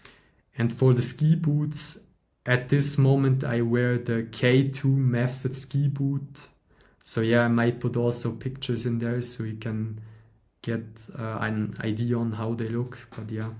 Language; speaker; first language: English; non-native, fluent; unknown